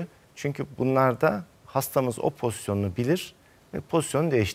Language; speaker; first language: Turkish; native; Turkish